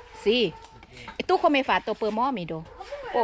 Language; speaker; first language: Italian; non-native, learner; Thai